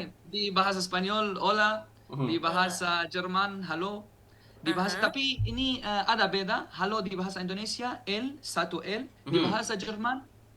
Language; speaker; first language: Indonesian; non-native, learner; Arabic